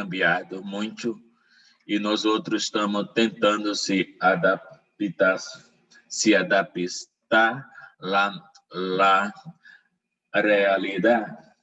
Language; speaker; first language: Portuguese; non-native, learner; Spanish